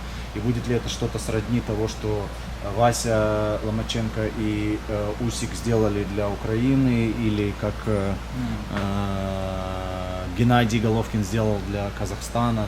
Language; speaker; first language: Russian; native; Russian